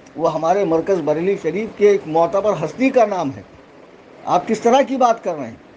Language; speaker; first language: Urdu; native; Urdu